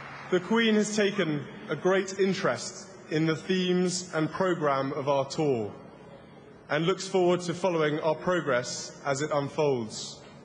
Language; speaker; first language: English; native; English